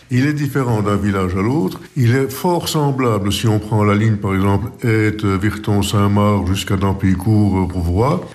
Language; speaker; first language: French; native; French